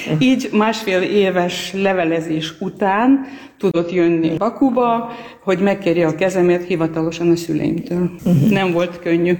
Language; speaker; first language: Hungarian; non-native, fluent; Armenian